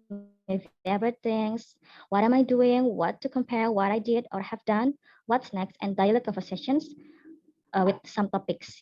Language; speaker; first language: English; non-native, learner; Indonesian